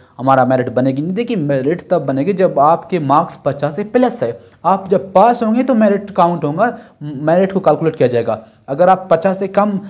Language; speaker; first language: Urdu; non-native, local second language; Brahui